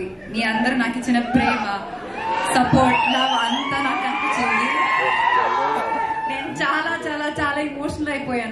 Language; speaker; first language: Telugu; non-native, fluent; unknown